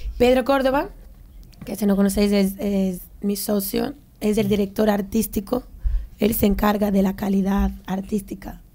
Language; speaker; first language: Spanish; non-native, fluent; Portuguese